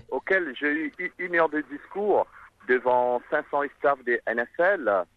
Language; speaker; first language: French; non-native, local second language; Morisyen